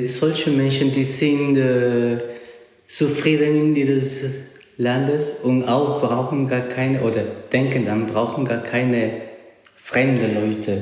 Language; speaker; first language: German; non-native, learner; Spanish